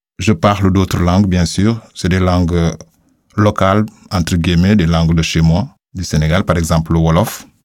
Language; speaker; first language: French; non-native, local second language; Wolof